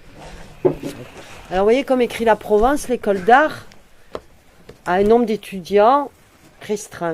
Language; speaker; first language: French; native; French